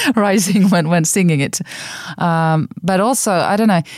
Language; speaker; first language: English; non-native, fluent; Finnish